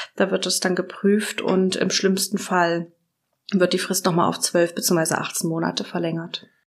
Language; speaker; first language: German; native; German